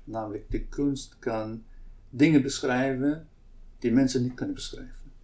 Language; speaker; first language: Dutch; non-native, local second language; Arabic